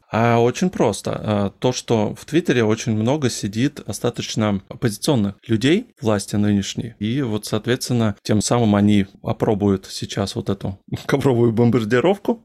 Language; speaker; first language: Russian; native; Russian